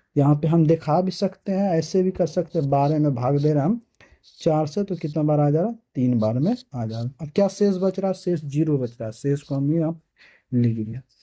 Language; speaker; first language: Hindi; native; Hindi